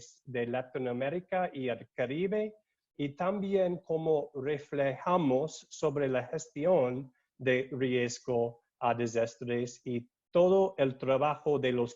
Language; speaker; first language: Spanish; non-native, learner; English